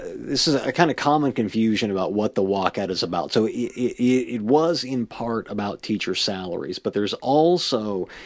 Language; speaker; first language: English; native; English